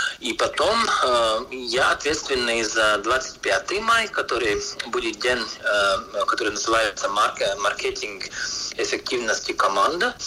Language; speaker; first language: Russian; non-native, local second language; Latvian